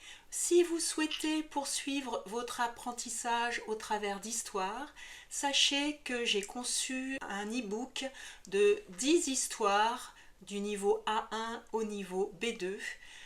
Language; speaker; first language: French; native; French